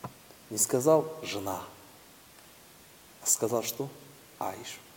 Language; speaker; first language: Russian; non-native, local second language; Tatar